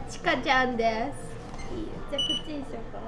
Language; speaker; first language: Japanese; native; Japanese